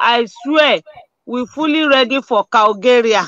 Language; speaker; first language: English; non-native, local second language; Yoruba